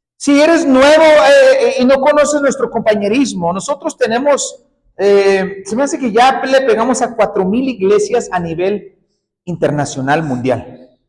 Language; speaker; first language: Spanish; early bilingual, heritage; Spanish